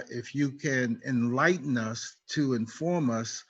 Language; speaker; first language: English; native; English